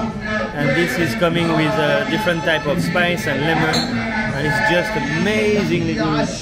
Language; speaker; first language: English; non-native, fluent; French